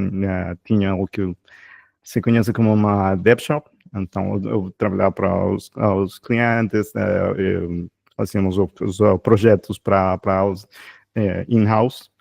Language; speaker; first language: Portuguese; non-native, fluent; Spanish